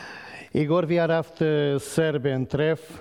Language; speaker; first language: Swedish; non-native, learner; Romanian